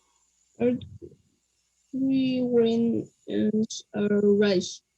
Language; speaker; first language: English; non-native, learner; Vietnamese